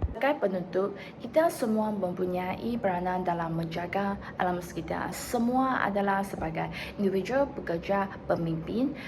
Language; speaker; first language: Malay; non-native, local second language; Chinese